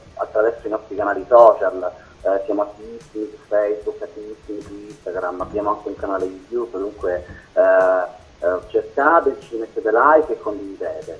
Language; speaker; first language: Italian; native; Italian